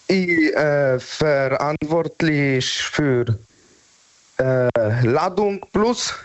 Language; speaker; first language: German; non-native, learner; Polish